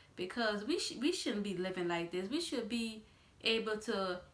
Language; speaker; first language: English; native; English